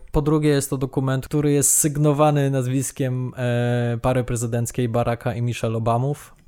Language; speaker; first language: Polish; native; Polish